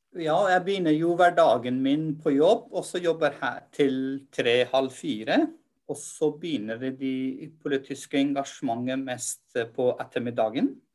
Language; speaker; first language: Norwegian; non-native, fluent; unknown